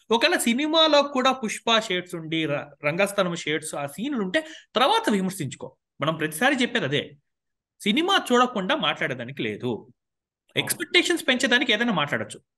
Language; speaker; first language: Telugu; native; Telugu